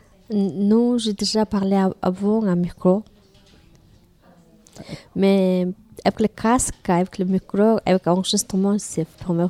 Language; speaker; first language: French; non-native, learner; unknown